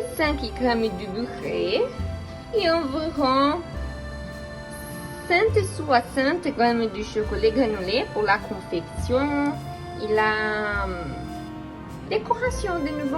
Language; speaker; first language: French; non-native, learner; Portuguese